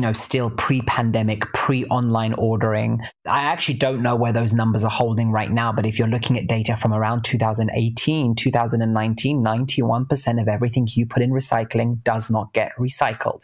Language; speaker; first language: English; native; English